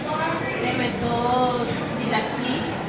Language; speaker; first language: French; non-native, learner; Spanish